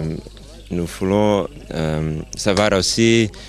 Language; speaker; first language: French; non-native, learner; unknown